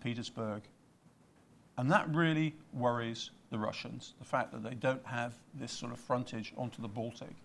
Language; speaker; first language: English; native; English